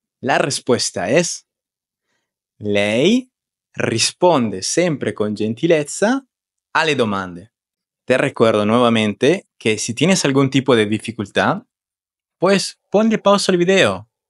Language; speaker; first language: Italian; non-native, fluent; Spanish